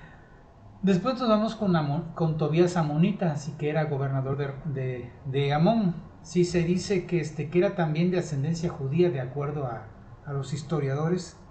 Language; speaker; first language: Spanish; native; Spanish